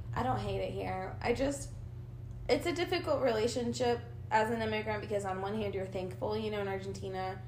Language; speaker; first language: English; early bilingual, other home language; Spanish